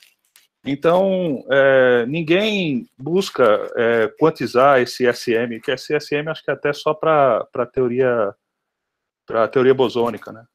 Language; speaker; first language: Portuguese; native; Portuguese